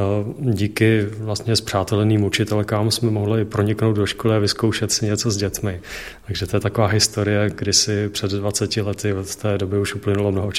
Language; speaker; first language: Czech; native; Czech